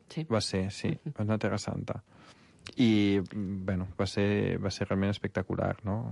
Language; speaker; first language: Catalan; non-native, fluent; Italian